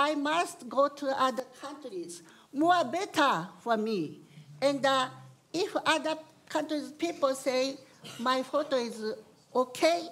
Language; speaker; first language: English; non-native, learner; Japanese